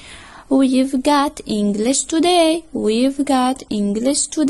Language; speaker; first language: English; non-native, fluent; Arabic